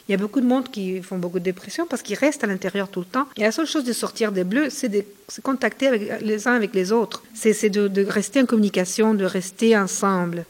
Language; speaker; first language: French; non-native, fluent; Spanish